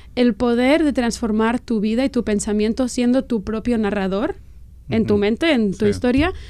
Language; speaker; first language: Spanish; non-native, local second language; Catalan